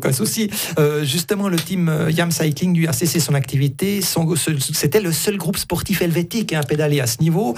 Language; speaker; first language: French; native; French